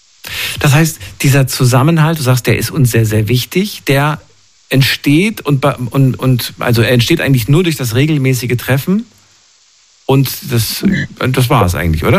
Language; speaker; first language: German; native; German